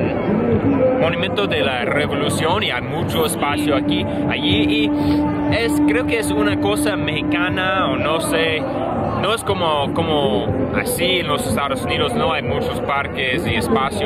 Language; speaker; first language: Spanish; non-native, learner; English